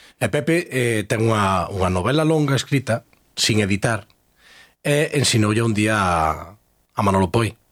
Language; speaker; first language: Galician; native; Galician